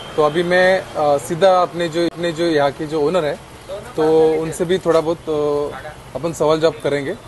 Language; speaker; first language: Hindi; non-native, local second language; Marathi